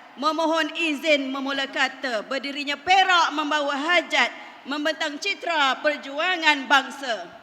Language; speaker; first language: Malay; native; Malay